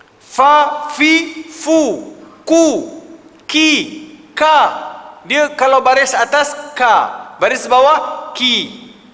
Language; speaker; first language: Malay; non-native, local second language; Tamil